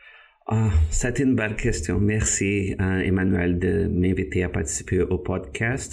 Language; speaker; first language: French; non-native, fluent; Portuguese